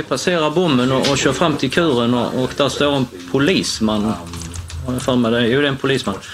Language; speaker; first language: Swedish; native; Swedish